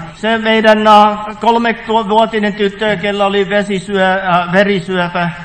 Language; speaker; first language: Finnish; early bilingual, heritage; Finnish